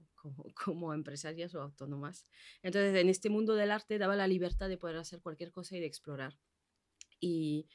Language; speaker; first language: Spanish; non-native, fluent; Basque